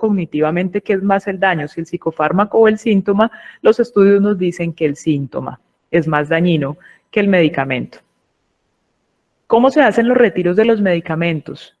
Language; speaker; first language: Spanish; native; Spanish